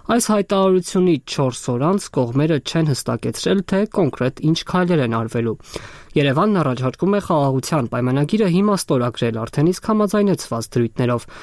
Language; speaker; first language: Armenian; native; Armenian